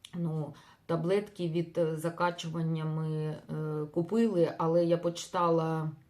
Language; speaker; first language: Ukrainian; non-native, local second language; Russian